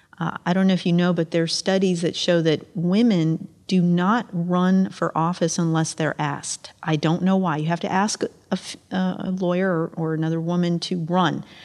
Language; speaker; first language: English; early bilingual, other home language; Amharic